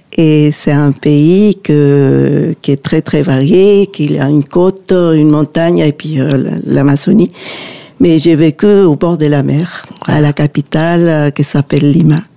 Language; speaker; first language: French; non-native, fluent; Spanish